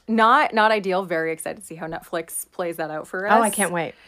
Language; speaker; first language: English; native; English